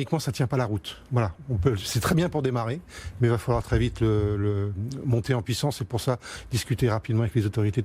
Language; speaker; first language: French; native; French